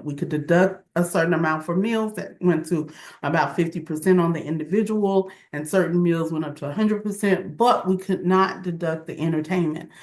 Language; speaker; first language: English; native; English